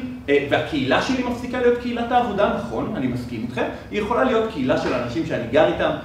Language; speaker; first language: Hebrew; native; Hebrew